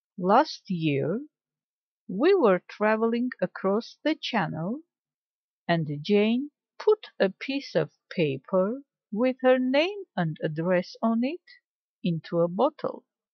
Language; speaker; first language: English; non-native, fluent; Armenian